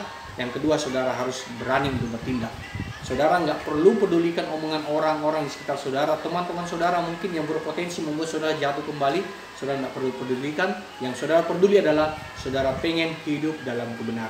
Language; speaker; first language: Indonesian; native; Indonesian